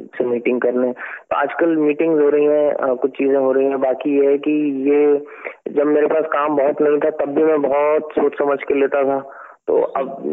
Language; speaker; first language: Hindi; native; Hindi